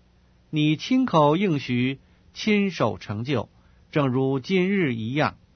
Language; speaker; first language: Chinese; native; Chinese